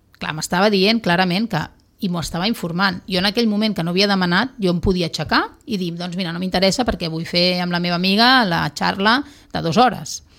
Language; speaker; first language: Catalan; native; Catalan